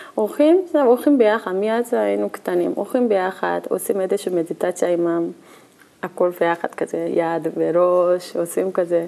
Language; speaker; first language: Hebrew; non-native, learner; Korean